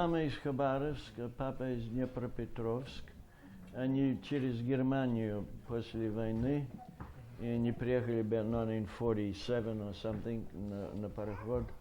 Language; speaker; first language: Russian; early bilingual, heritage; Russian